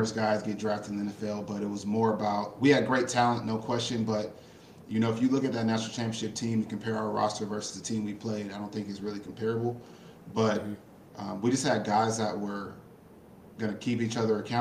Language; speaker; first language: English; native; English